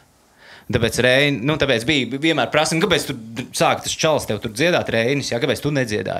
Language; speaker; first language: Latvian; native; Latvian